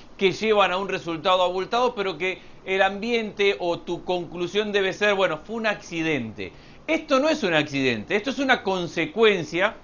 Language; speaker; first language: Spanish; native; Spanish